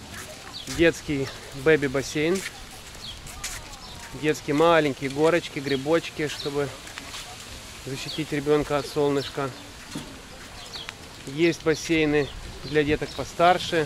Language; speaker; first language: Russian; native; Russian